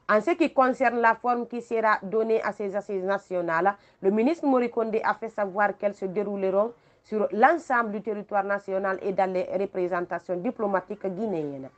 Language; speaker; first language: French; non-native, local second language; Fula